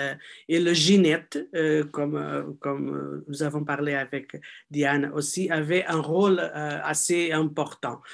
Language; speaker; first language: French; non-native, fluent; Portuguese